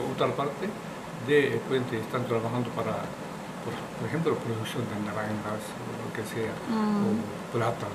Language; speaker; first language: Spanish; non-native, learner; Japanese